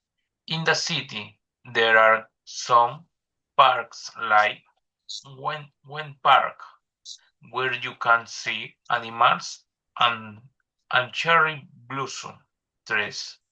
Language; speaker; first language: English; non-native, learner; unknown